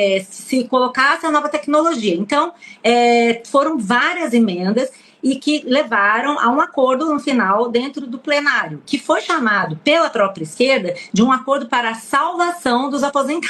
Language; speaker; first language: Portuguese; native; Portuguese